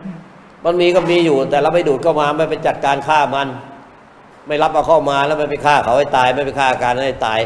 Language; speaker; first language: Thai; native; Thai